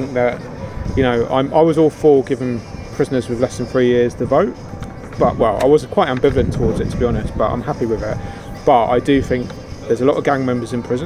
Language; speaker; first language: English; native; English